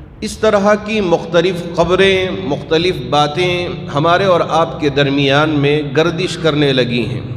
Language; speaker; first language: Urdu; native; Urdu